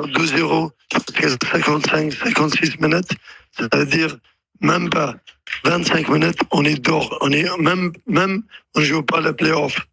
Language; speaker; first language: French; non-native, learner; Arabic